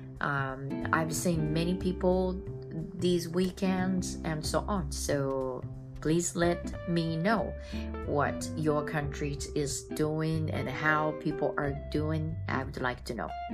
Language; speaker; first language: English; non-native, fluent; Japanese